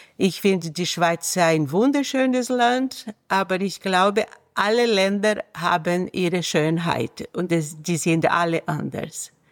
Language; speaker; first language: German; non-native, fluent; Portuguese